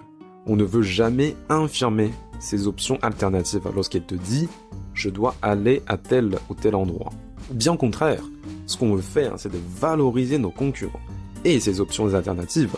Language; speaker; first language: French; native; French